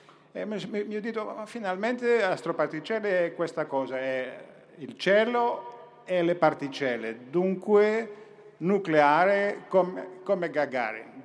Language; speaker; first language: Italian; non-native, learner; Greek